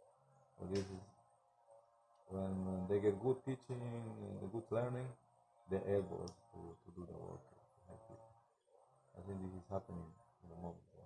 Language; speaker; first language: English; non-native, learner; Spanish